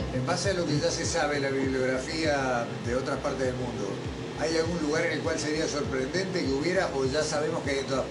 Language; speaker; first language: Spanish; native; Spanish